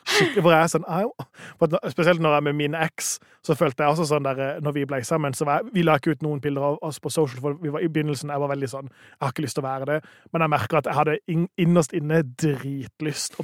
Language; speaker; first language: Norwegian; native; Norwegian